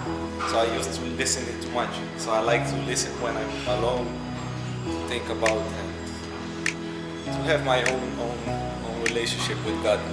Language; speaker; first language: English; non-native, learner; Portuguese